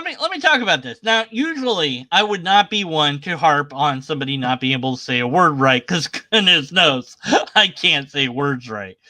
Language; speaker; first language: English; native; English